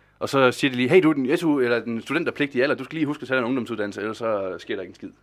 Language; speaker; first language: Danish; native; Danish